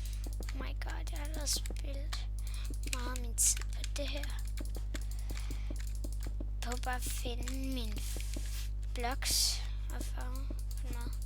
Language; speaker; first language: Danish; native; Danish